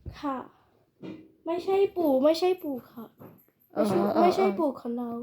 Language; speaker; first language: Thai; early bilingual, heritage; Thai